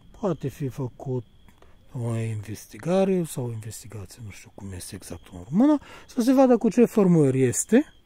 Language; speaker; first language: Romanian; non-native, fluent; Bulgarian